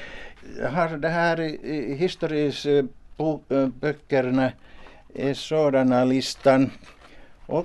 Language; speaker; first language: Swedish; non-native, local second language; Finnish